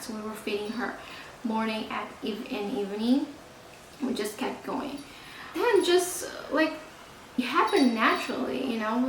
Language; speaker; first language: English; non-native, fluent; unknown